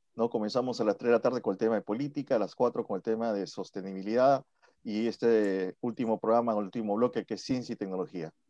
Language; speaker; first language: Spanish; native; Spanish